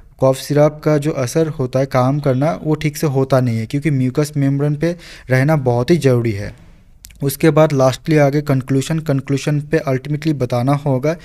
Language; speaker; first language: Hindi; non-native, local second language; Bangla